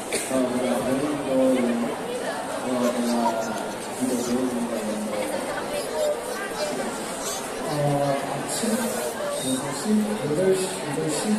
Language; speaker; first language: Korean; non-native, learner; Indonesian